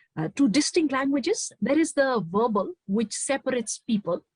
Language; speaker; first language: English; non-native, local second language; Nepali